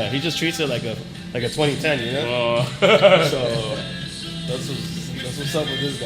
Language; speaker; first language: English; native; English